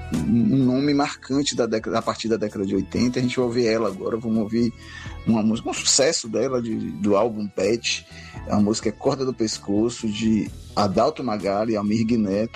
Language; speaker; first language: Portuguese; native; Portuguese